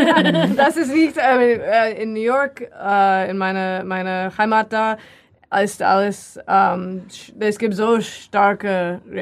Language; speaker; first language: German; non-native, learner; English